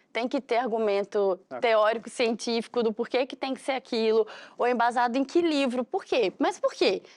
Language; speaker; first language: Portuguese; native; Portuguese